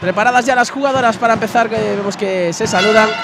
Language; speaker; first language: Spanish; native; Spanish